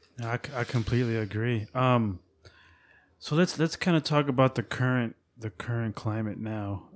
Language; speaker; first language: English; native; English